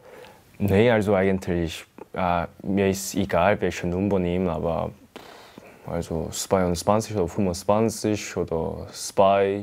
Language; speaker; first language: German; non-native, learner; Korean